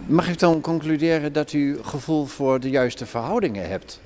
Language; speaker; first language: Dutch; native; Dutch